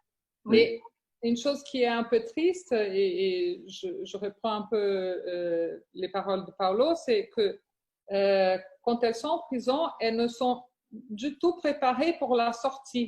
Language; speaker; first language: French; non-native, fluent; Portuguese